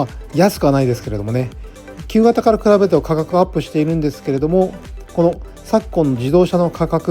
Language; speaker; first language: Japanese; native; Japanese